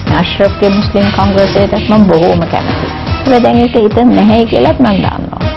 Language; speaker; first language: Sinhala; non-native, local second language; Tamil